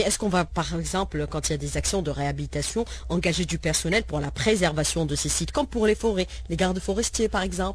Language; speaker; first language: French; non-native, local second language; Arabic